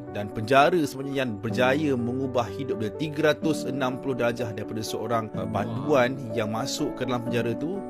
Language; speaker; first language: Malay; native; Malay